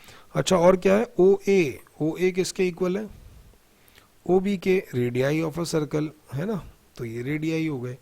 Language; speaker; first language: Hindi; native; Hindi